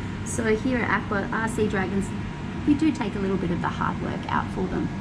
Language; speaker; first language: English; native; English